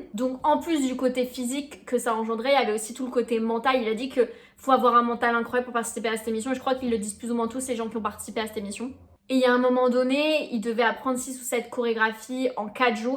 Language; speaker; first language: French; native; French